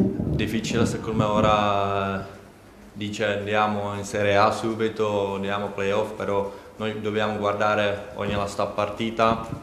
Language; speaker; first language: Italian; non-native, learner; Czech